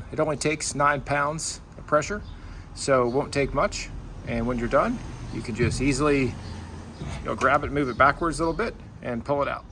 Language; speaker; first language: English; native; English